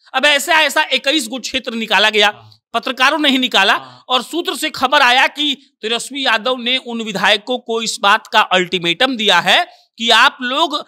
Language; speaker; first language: Hindi; native; Hindi